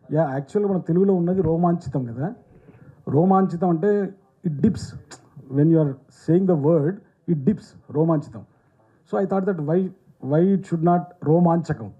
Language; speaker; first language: Telugu; native; Telugu